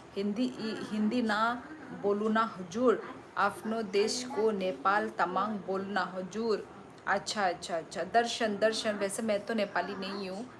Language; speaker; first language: Hindi; non-native, local second language; Kok Borok